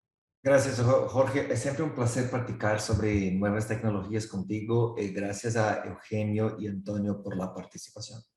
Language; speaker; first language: Spanish; non-native, fluent; Portuguese